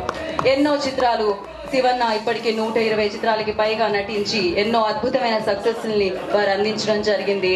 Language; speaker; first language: Telugu; native; Telugu